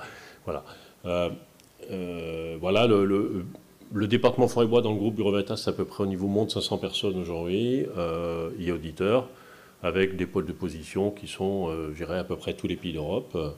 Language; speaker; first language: French; native; French